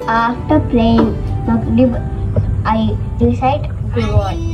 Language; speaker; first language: English; non-native, learner; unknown